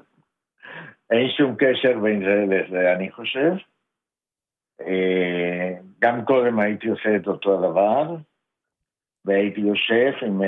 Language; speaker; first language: Hebrew; non-native, fluent; Spanish